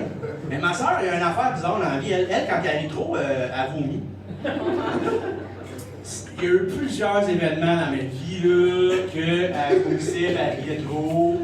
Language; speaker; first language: French; native; French